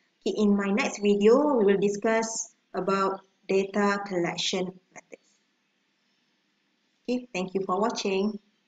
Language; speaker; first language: English; non-native, local second language; Malay